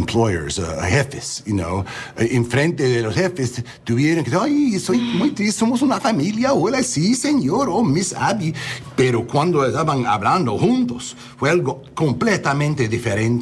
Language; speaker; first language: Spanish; non-native, fluent; English